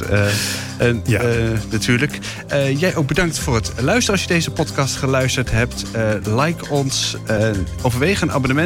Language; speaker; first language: Dutch; native; Dutch